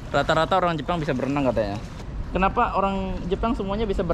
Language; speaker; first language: Indonesian; native; Indonesian